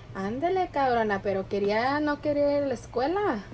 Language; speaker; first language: Spanish; early bilingual, heritage; Spanish